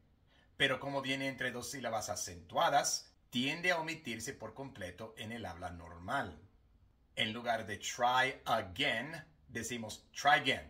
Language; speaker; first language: Spanish; non-native, fluent; English